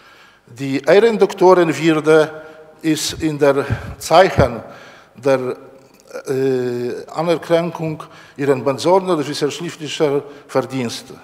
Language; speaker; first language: German; non-native, learner; Polish